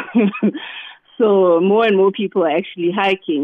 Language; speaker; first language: English; non-native, local second language; Southern Sotho